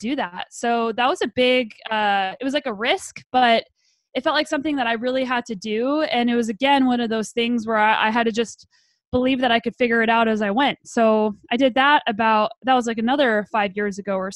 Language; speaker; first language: English; native; English